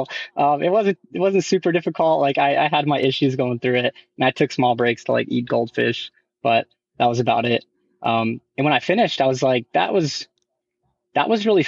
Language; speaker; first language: English; native; English